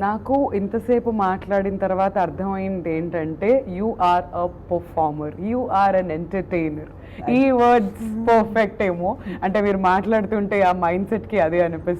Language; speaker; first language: Telugu; native; Telugu